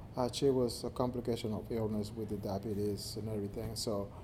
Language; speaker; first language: English; non-native, fluent; Spanish